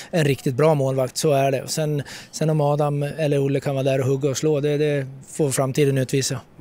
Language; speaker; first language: Swedish; native; Swedish